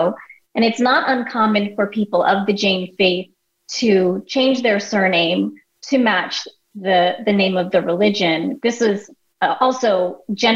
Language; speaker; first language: English; native; English